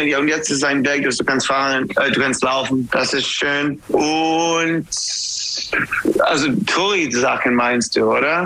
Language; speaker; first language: German; non-native, learner; English